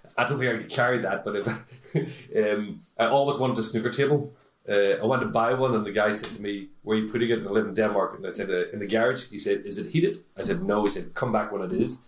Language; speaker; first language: English; native; English